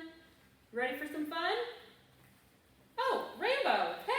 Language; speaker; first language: English; native; English